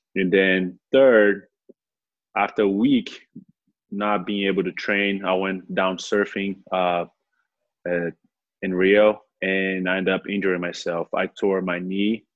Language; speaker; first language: English; non-native, fluent; Portuguese